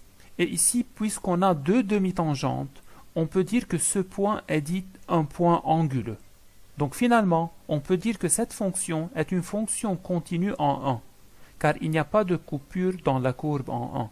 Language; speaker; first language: French; non-native, local second language; Arabic